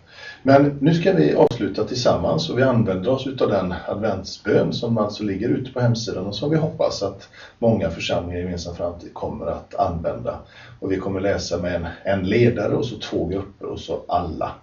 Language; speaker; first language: Swedish; native; Swedish